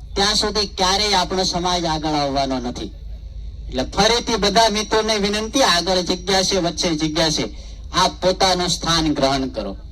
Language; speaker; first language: Gujarati; non-native, local second language; Bhili